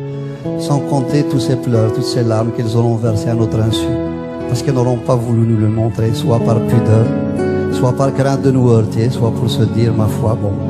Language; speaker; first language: French; non-native, local second language; Kabyle